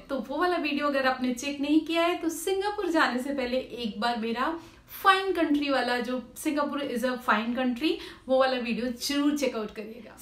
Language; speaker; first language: Hindi; native; Hindi